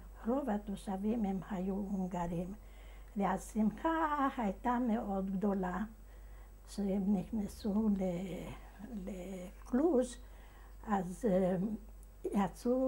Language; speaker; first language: Hebrew; non-native, fluent; Hungarian